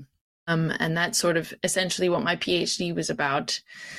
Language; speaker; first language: English; native; English